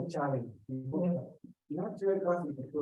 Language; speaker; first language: English; non-native, learner; Indonesian